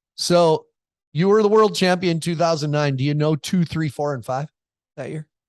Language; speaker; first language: English; native; English